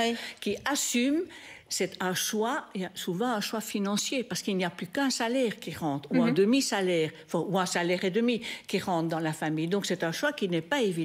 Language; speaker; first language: French; native; French